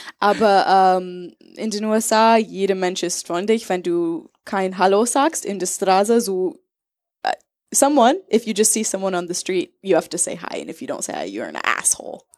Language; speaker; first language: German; non-native, learner; English